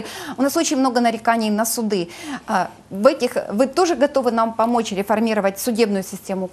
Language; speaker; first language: Russian; native; Russian